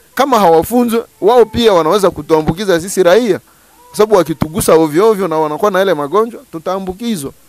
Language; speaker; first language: Swahili; non-native, local second language; Nande